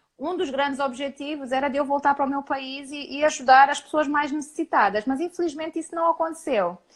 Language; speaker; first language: Portuguese; early bilingual, heritage; Portuguese